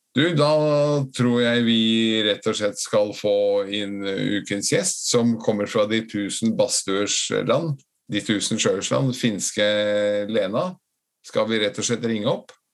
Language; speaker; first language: Norwegian; non-native, fluent; Latvian